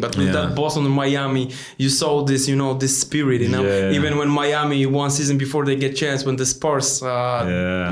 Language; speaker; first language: English; non-native, learner; Polish